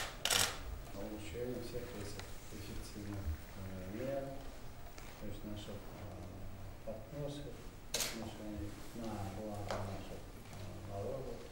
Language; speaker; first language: Russian; non-native, local second language; Turkmen